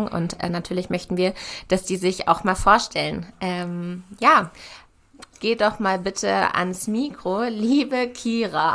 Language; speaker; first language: German; native; German